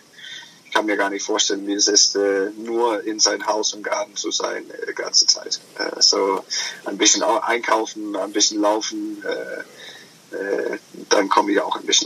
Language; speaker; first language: German; non-native, fluent; Danish